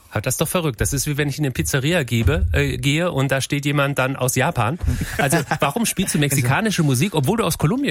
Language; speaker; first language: German; native; German